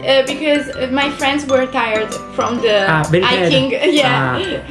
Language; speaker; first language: English; non-native, fluent; Italian